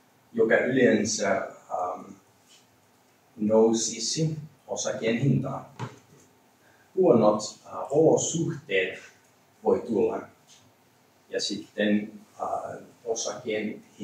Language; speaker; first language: Finnish; non-native, learner; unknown